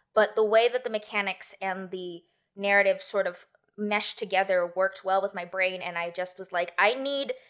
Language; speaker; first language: English; native; English